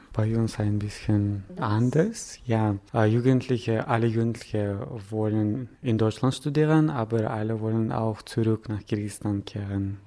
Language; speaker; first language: German; non-native, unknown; Kyrgyz